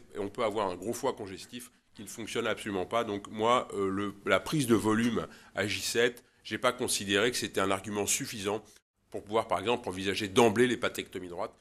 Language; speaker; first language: French; native; French